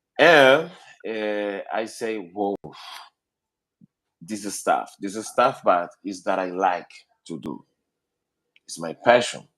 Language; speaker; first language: English; non-native, learner; Spanish